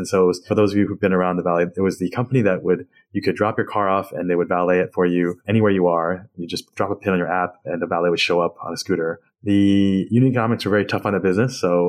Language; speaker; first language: English; native; English